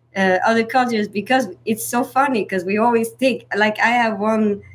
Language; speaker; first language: English; non-native, fluent; Swedish